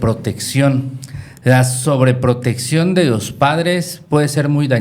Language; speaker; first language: Spanish; native; Spanish